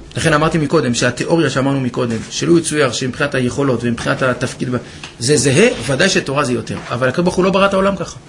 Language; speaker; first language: Hebrew; native; Hebrew